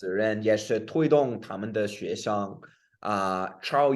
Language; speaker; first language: Chinese; non-native, fluent; English